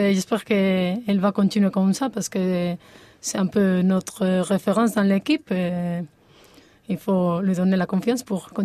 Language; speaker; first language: French; non-native, fluent; Spanish